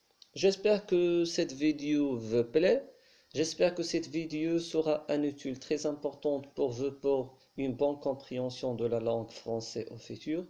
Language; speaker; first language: French; non-native, local second language; Arabic